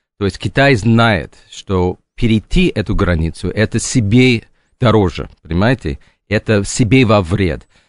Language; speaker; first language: Russian; non-native, fluent; English